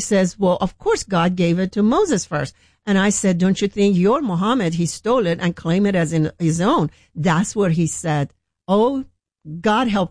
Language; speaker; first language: English; non-native, fluent; Persian